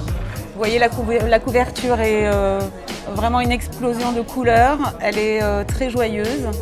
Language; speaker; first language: French; native; French